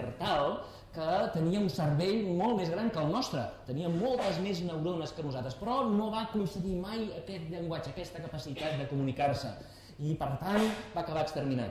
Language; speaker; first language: Catalan; native; Catalan